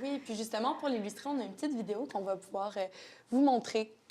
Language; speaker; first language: French; native; French